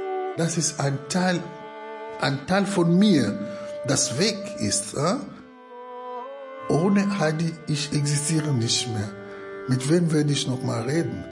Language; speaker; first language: German; non-native, fluent; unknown